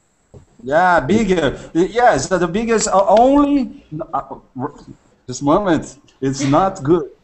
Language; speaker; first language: English; non-native, learner; Russian